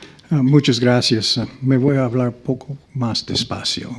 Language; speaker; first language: Spanish; non-native, fluent; English